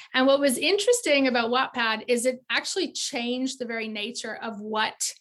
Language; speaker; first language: English; native; English